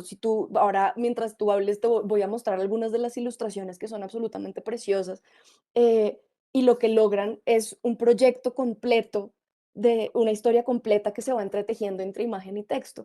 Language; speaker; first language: Spanish; native; Spanish